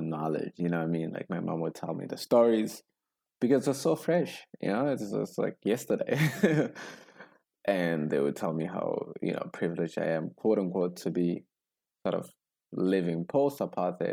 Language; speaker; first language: English; non-native, local second language; Zulu